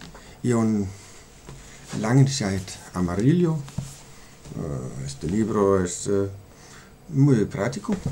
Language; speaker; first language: Spanish; non-native, fluent; Danish